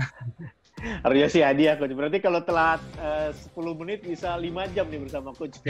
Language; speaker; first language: Indonesian; native; Indonesian